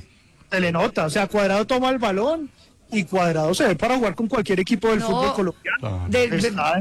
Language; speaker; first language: Spanish; native; Spanish